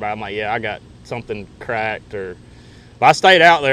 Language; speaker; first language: English; native; English